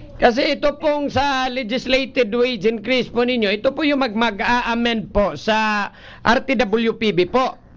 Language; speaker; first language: Filipino; non-native, local second language; Cebuano